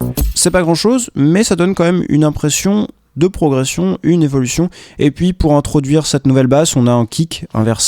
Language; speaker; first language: French; native; French